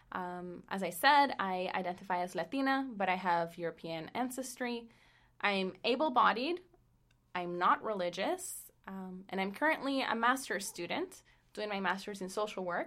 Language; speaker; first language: English; non-native, fluent; Spanish